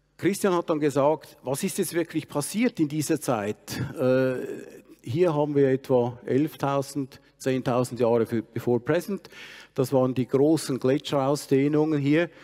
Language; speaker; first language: German; native; German